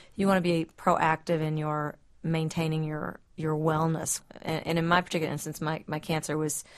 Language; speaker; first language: English; native; English